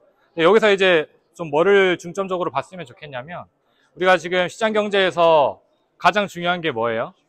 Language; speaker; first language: Korean; native; Korean